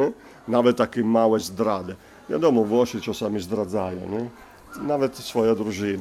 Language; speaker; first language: Polish; non-native, fluent; Italian